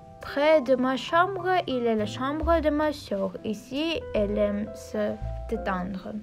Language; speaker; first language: French; non-native, learner; Armenian